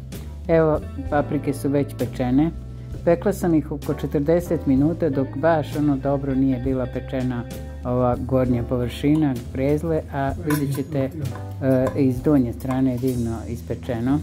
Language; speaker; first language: Serbian; native; Serbian